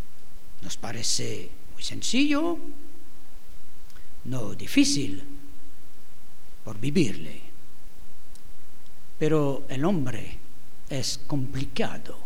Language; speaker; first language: Spanish; non-native, fluent; French